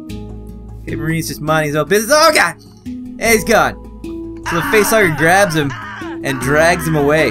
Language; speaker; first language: English; native; English